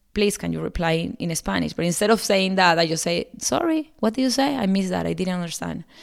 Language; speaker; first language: English; non-native, fluent; Spanish